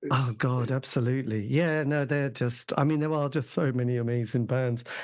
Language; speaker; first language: English; native; English